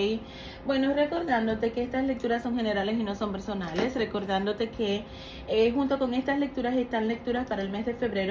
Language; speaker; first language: Spanish; native; Spanish